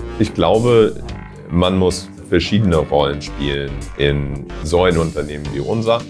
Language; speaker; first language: German; non-native, fluent; English